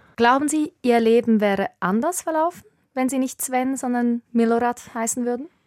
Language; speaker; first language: German; native; German